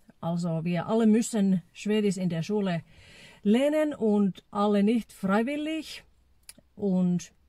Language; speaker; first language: German; non-native, fluent; Finnish